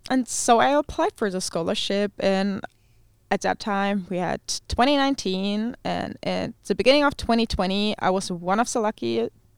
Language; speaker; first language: English; non-native, fluent; German